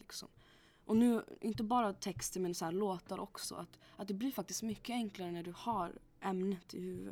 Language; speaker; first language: Swedish; early bilingual, other home language; English